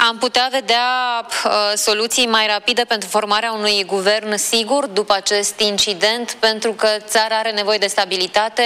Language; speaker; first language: Romanian; native; Romanian